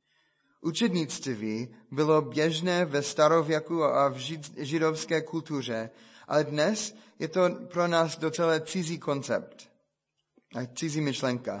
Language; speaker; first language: Czech; non-native, fluent; English